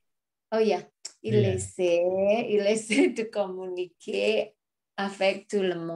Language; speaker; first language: French; non-native, learner; Indonesian